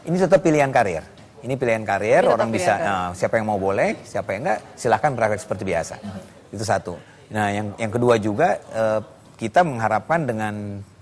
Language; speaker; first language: Indonesian; native; Indonesian